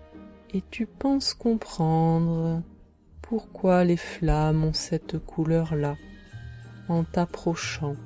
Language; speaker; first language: French; native; French